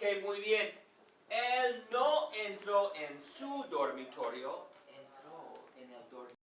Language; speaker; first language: Spanish; non-native, fluent; English